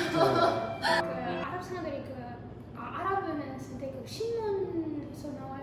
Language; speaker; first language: Korean; non-native, fluent; Arabic